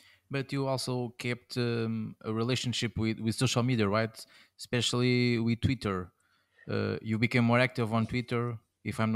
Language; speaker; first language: English; non-native, fluent; Portuguese